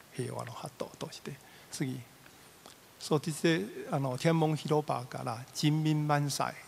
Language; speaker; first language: Japanese; non-native, fluent; Chinese